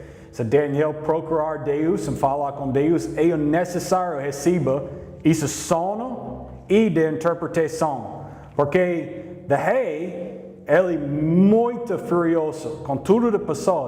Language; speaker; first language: Portuguese; non-native, learner; English